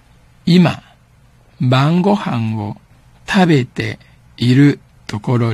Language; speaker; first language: Japanese; non-native, fluent; Min Nan Chinese